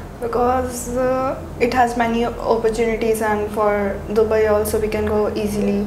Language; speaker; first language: English; non-native, local second language; Hindi